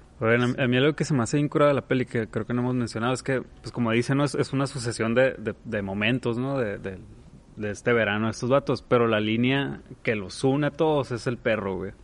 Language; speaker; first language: Spanish; native; Spanish